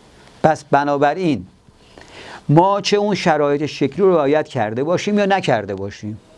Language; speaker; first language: Persian; native; Persian